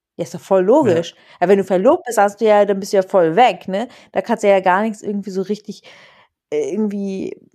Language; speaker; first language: German; early bilingual, other home language; Arabic